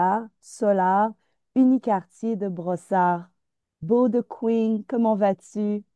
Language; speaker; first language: French; native; French